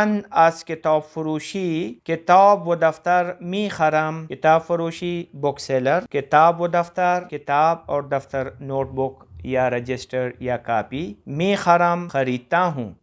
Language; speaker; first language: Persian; non-native, fluent; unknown